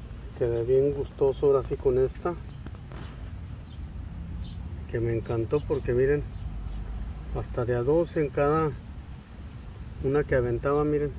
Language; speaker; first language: Spanish; native; Spanish